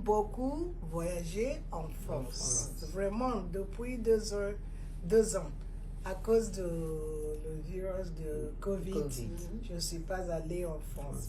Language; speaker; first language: French; non-native, fluent; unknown